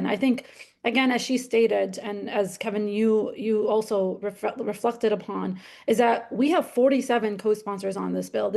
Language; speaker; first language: English; native; English